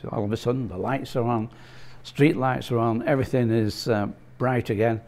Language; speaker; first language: English; native; English